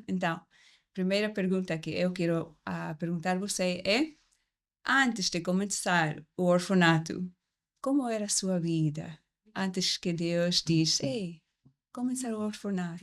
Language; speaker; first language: Portuguese; non-native, learner; English